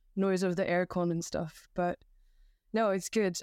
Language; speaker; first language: English; non-native, fluent; Dutch